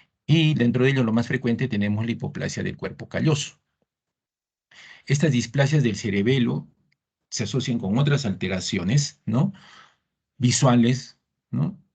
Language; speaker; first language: Spanish; native; Spanish